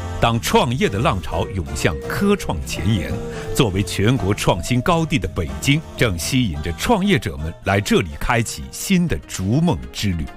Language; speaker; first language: Chinese; native; Chinese